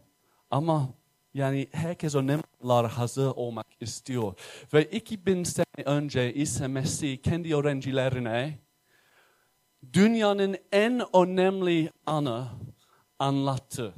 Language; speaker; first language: Turkish; non-native, fluent; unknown